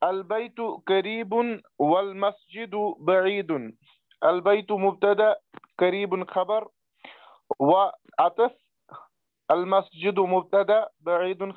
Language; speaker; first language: Arabic; non-native, learner; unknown